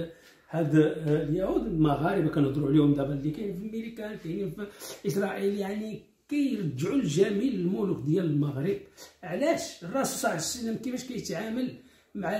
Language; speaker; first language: Arabic; native; Arabic